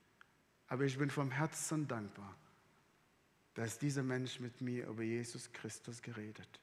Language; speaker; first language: German; non-native, fluent; Arabic